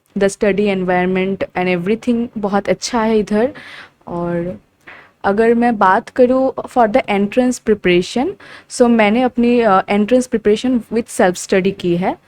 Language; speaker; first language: Hindi; non-native, local second language; Assamese